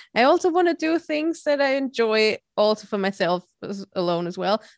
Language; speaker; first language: English; non-native, fluent; German